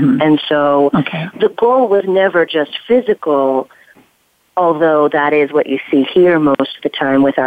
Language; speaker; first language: English; native; English